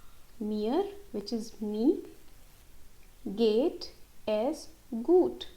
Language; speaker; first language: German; non-native, fluent; Hindi